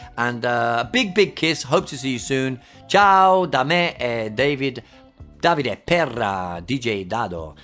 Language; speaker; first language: English; native; English